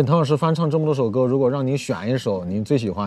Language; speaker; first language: Chinese; native; Chinese